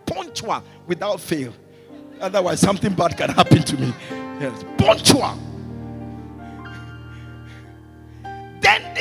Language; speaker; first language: English; non-native, local second language; Ga